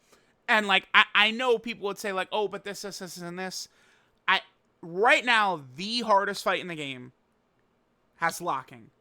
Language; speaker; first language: English; native; English